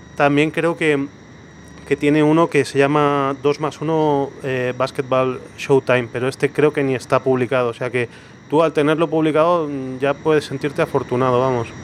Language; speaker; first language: Spanish; non-native, local second language; Catalan